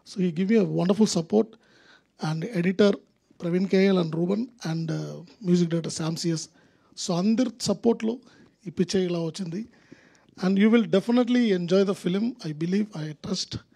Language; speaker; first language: Telugu; non-native, learner; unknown